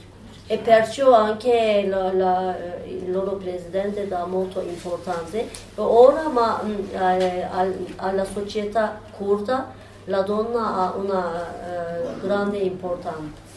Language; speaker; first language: Italian; non-native, learner; Turkish